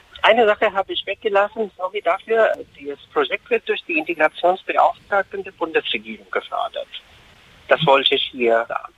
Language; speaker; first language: German; non-native, fluent; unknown